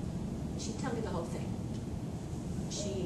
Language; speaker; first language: English; native; English